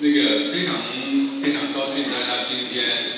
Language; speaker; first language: Chinese; native; Chinese